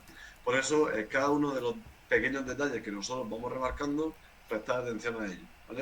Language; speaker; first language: Spanish; native; Spanish